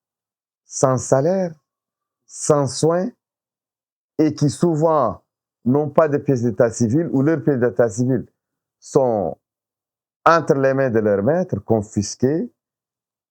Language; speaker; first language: French; non-native, local second language; Arabic